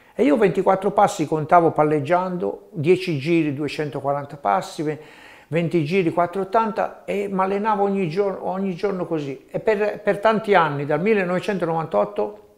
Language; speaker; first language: Italian; native; Italian